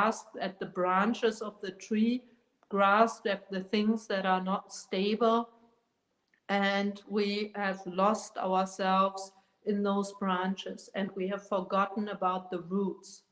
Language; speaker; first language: English; non-native, fluent; German